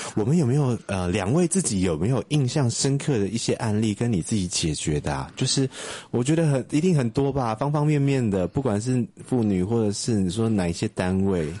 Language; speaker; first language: Chinese; native; Chinese